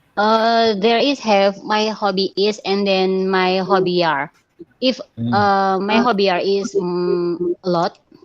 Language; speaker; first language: English; non-native, learner; Indonesian